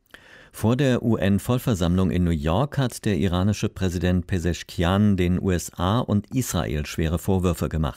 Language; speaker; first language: German; native; German